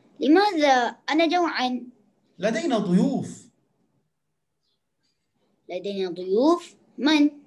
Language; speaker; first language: Arabic; non-native, learner; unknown